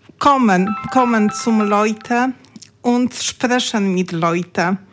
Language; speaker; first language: German; non-native, learner; Polish